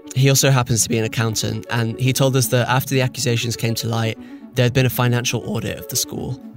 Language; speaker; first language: English; native; English